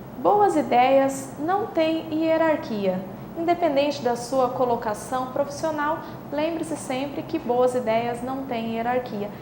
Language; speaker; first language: Portuguese; native; Portuguese